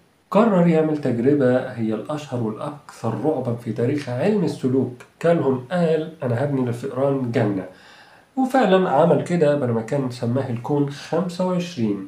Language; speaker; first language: Arabic; native; Arabic